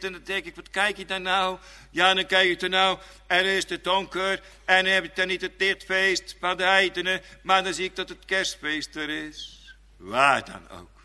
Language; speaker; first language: Dutch; native; Dutch